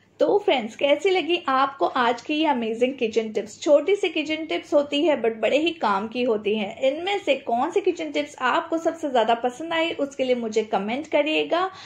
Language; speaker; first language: Hindi; non-native, local second language; Gujarati